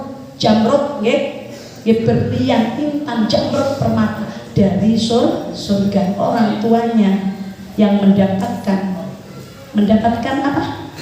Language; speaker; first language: Indonesian; non-native, local second language; Javanese